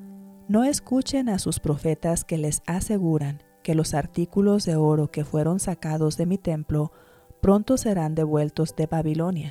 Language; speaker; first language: Spanish; native; Spanish